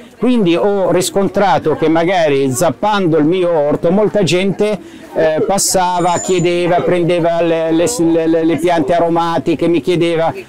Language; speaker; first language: Italian; non-native, fluent; Arabic